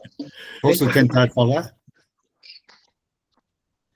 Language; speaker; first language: Portuguese; non-native, fluent; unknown